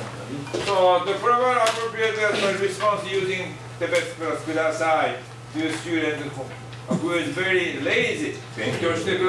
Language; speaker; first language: English; non-native, fluent; Japanese